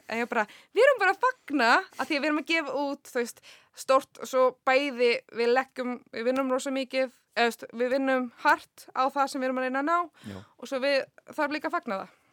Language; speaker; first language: Icelandic; non-native, fluent; English